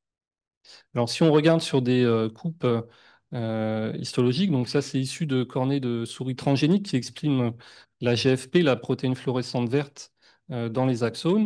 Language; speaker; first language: French; native; French